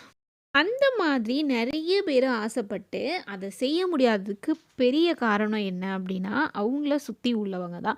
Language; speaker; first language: Tamil; native; Tamil